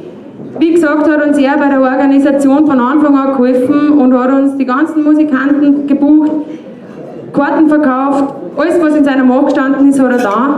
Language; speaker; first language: German; native; German